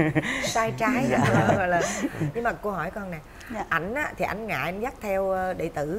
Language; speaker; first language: Vietnamese; native; Vietnamese